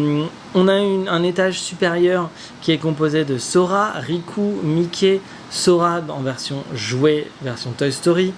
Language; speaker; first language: French; native; French